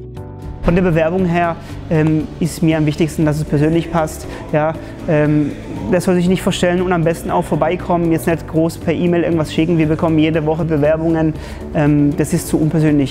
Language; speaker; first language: German; early bilingual, other home language; Polish